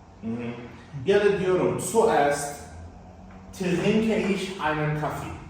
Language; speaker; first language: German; non-native, fluent; Turkish